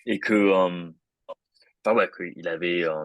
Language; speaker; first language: French; non-native, fluent; English